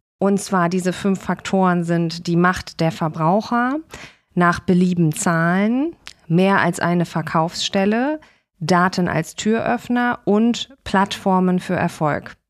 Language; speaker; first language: German; native; German